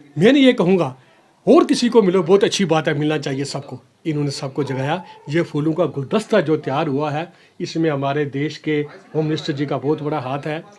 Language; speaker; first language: Hindi; non-native, local second language; Pahari-Potwari